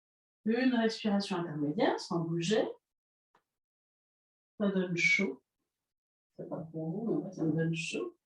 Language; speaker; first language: French; native; French